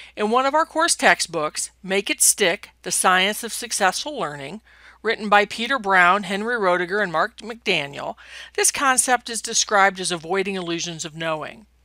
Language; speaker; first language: English; native; English